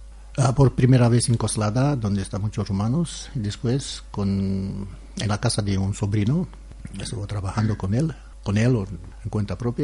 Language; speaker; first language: Spanish; non-native, learner; Romanian